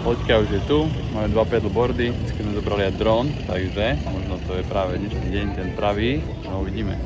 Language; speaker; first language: Slovak; native; Slovak